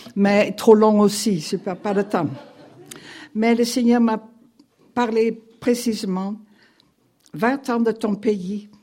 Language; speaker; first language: French; non-native, fluent; Dutch